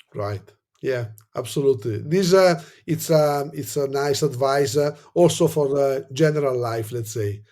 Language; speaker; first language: English; non-native, fluent; Italian